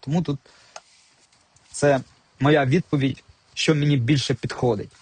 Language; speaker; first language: Ukrainian; native; Ukrainian